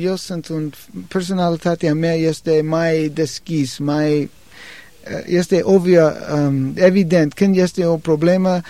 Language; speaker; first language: Romanian; non-native, learner; English